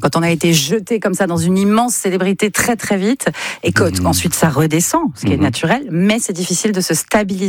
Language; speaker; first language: French; native; French